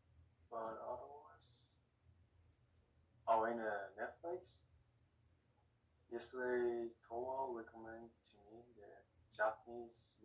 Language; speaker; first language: English; non-native, learner; Korean